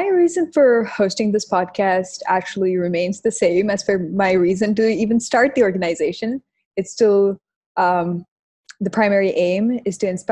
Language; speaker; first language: English; non-native, local second language; Hindi